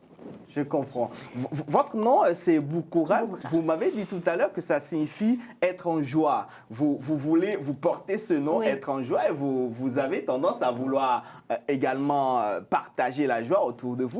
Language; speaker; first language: French; native; French